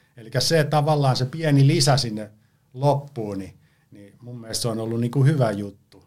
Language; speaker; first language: Finnish; native; Finnish